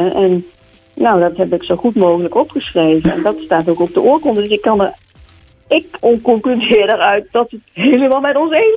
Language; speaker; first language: Dutch; native; Dutch